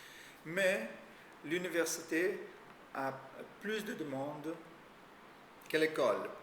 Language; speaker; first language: French; non-native, fluent; Portuguese